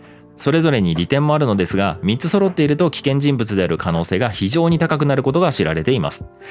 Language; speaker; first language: Japanese; native; Japanese